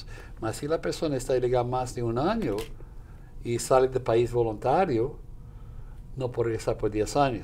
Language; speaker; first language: Spanish; non-native, fluent; Portuguese